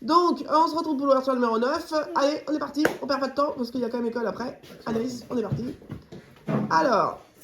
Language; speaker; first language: French; native; French